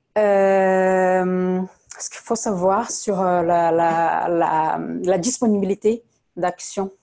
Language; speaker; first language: French; non-native, fluent; Portuguese